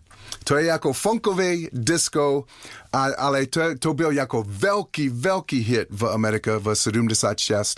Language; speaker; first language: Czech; non-native, learner; English